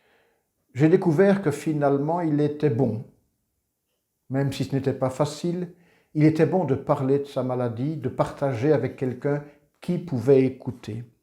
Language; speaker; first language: French; native; French